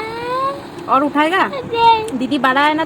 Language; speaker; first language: Hindi; non-native, local second language; Bangla